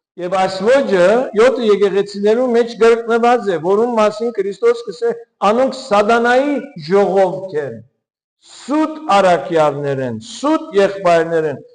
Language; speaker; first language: Armenian; early bilingual, heritage; Armenian